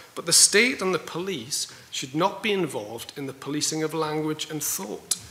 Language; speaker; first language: English; native; English